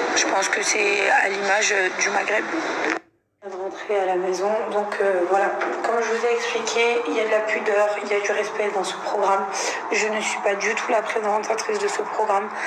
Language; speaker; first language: French; native; French